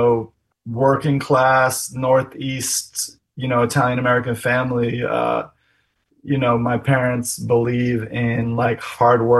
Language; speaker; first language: English; native; English